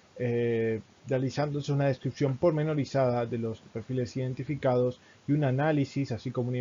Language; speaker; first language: Spanish; native; Spanish